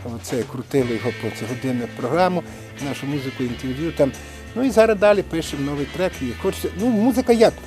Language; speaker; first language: Ukrainian; native; Ukrainian